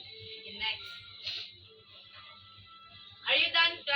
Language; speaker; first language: English; non-native, local second language; Cebuano